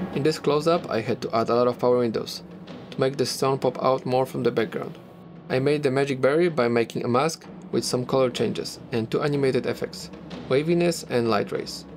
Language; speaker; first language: English; non-native, fluent; Polish